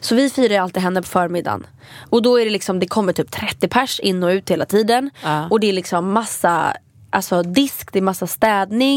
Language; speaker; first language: Swedish; native; Swedish